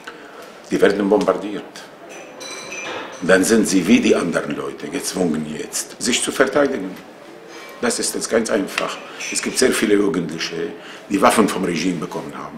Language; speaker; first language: German; non-native, fluent; Arabic